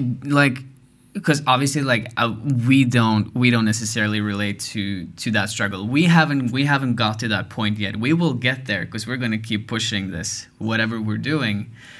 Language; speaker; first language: English; non-native, fluent; Norwegian